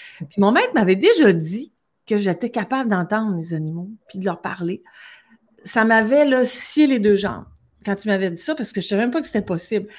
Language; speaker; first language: French; native; French